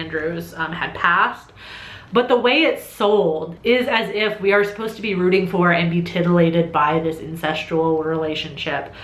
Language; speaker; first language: English; native; English